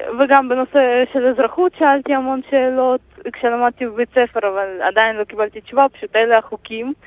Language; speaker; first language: Hebrew; early bilingual, other home language; Russian